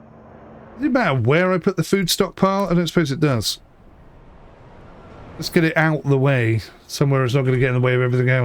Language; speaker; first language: English; native; English